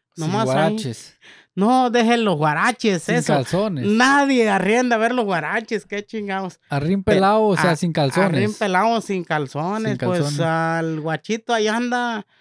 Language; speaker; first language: Spanish; native; Spanish